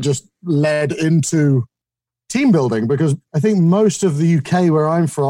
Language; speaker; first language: English; native; English